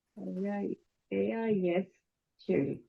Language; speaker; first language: English; non-native, learner; Korean